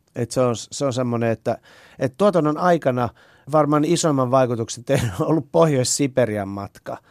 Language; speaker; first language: Finnish; early bilingual, other home language; Persian